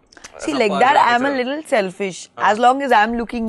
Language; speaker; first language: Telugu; non-native, learner; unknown